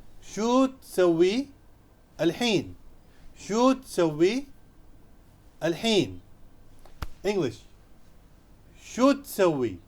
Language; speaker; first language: Arabic; non-native, fluent; Urdu